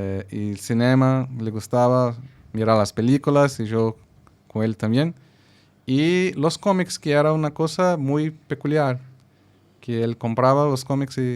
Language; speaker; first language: Spanish; non-native, fluent; Portuguese